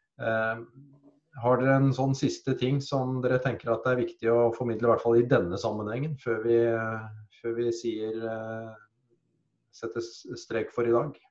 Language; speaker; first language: Norwegian; native; Norwegian